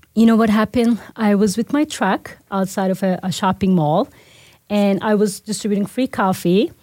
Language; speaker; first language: English; non-native, fluent; Turkish